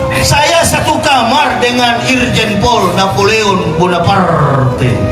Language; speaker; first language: Indonesian; native; Indonesian